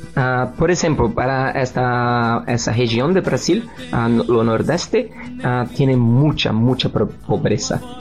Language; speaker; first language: Spanish; non-native, learner; Portuguese